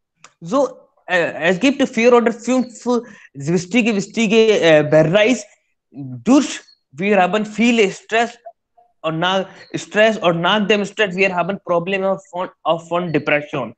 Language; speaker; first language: German; non-native, learner; Hindi